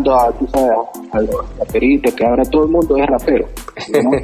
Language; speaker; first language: Spanish; native; Spanish